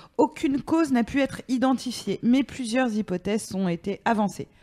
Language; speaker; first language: French; native; French